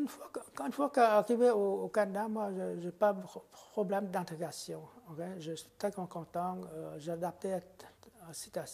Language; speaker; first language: French; non-native, fluent; Khmer